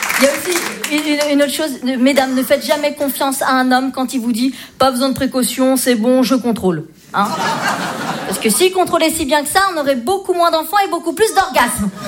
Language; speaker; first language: French; early bilingual, other home language; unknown